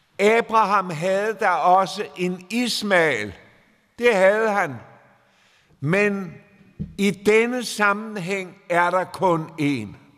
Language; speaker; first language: Danish; native; Danish